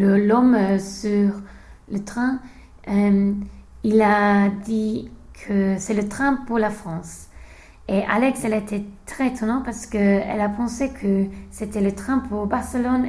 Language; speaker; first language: French; non-native, learner; English